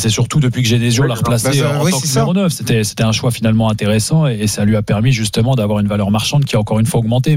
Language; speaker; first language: French; native; French